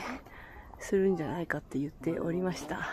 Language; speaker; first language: Japanese; native; Japanese